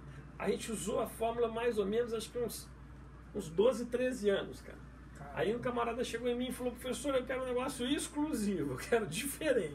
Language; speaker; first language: Portuguese; native; Portuguese